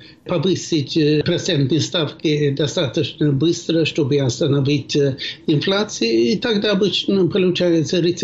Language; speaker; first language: Russian; non-native, fluent; Swedish